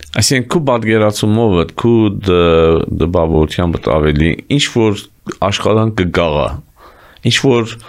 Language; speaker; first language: Armenian; early bilingual, heritage; Armenian